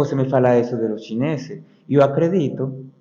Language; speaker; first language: Portuguese; non-native, fluent; Spanish